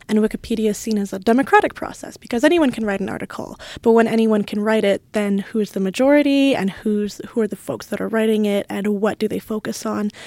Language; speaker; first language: English; native; English